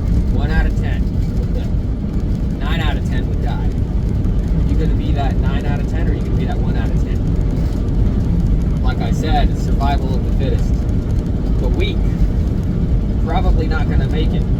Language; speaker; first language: English; native; English